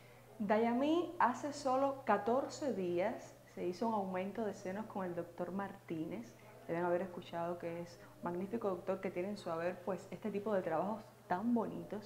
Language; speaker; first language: Spanish; native; Spanish